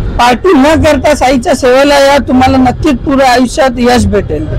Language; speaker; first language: Marathi; native; Marathi